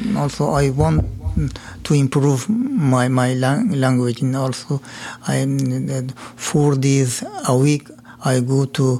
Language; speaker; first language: English; non-native, learner; Persian